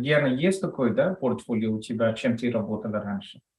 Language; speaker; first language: Russian; non-native, fluent; Telugu